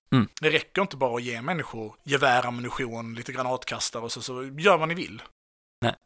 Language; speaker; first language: Swedish; native; Swedish